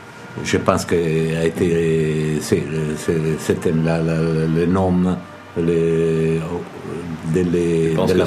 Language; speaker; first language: French; non-native, fluent; Italian